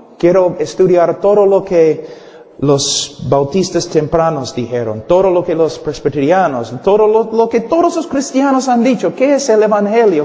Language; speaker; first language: Spanish; non-native, fluent; English